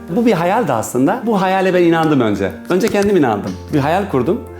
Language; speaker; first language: Turkish; native; Turkish